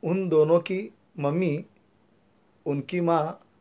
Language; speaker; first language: Hindi; non-native, local second language; Marathi